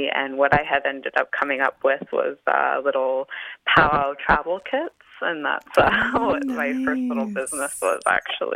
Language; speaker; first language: English; native; English